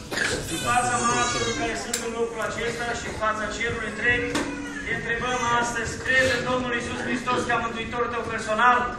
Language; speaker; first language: Romanian; native; Romanian